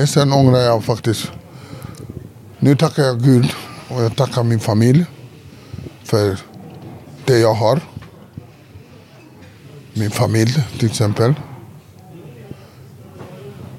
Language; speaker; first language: Swedish; early bilingual, other home language; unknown